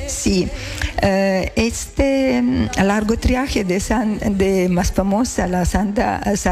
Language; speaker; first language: Spanish; non-native, learner; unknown